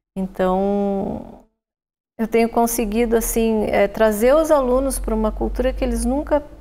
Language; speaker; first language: Portuguese; native; Portuguese